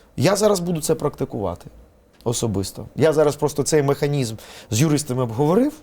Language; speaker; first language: Ukrainian; non-native, local second language; Russian